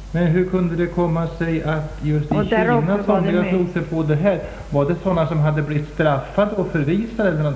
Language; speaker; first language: Swedish; native; Swedish